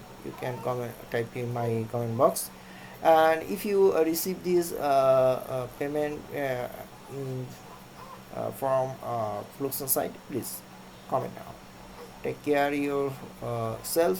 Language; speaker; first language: English; non-native, local second language; Bangla